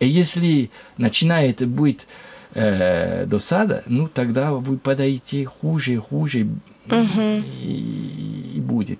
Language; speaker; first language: Russian; non-native, learner; French